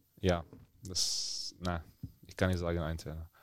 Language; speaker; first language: German; non-native, learner; Czech